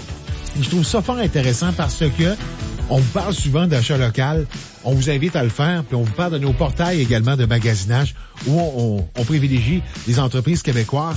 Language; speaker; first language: French; native; French